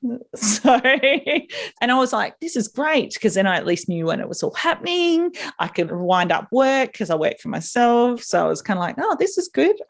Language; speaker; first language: English; native; English